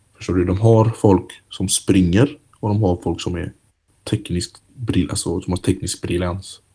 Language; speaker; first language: Swedish; early bilingual, other home language; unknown